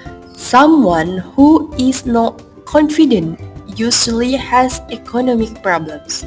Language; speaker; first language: English; non-native, learner; Indonesian